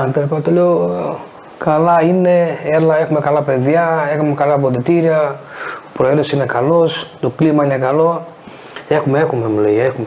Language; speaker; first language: Greek; non-native, fluent; Portuguese